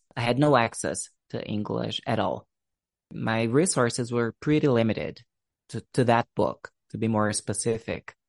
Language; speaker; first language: English; non-native, fluent; Portuguese